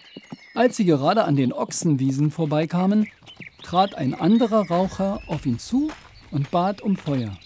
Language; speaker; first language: German; native; German